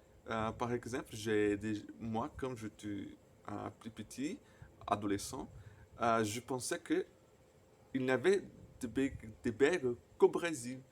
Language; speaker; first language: French; non-native, fluent; Portuguese